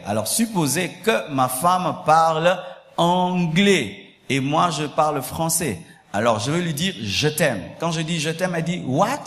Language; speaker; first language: French; non-native, local second language; Lingala